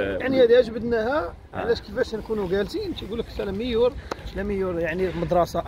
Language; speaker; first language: Arabic; native; Arabic